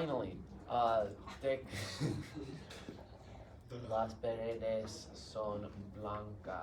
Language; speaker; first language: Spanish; non-native, learner; English